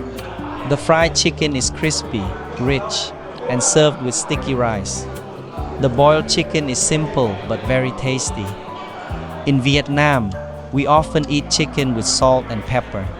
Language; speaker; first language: English; non-native, fluent; Vietnamese